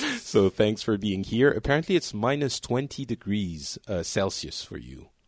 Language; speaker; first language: English; non-native, fluent; French